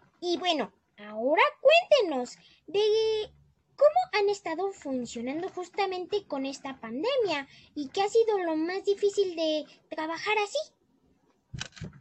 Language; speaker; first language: Spanish; native; Spanish